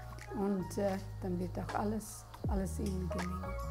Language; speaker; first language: German; early bilingual, heritage; German